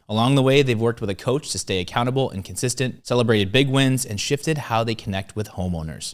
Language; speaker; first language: English; native; English